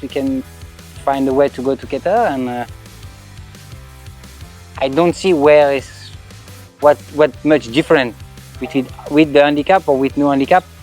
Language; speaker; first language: English; non-native, learner; French